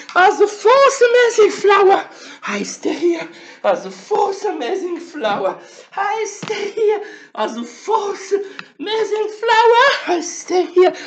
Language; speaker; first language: English; non-native, learner; Italian